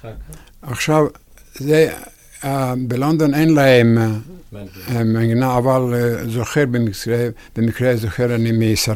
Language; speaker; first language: Hebrew; non-native, fluent; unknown